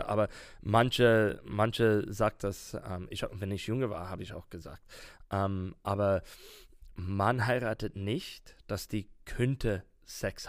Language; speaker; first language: German; non-native, learner; English